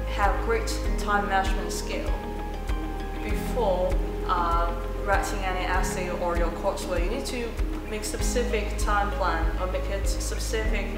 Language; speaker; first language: English; non-native, fluent; Chinese